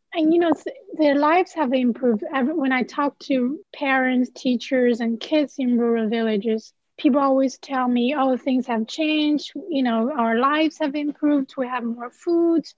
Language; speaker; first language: English; non-native, fluent; Chinese